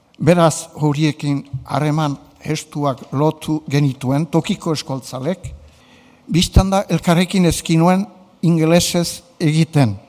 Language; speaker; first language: Basque; native; Basque